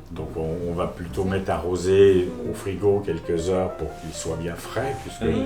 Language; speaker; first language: French; native; French